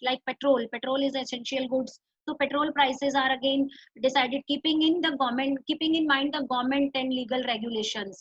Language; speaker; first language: English; non-native, local second language; Hindi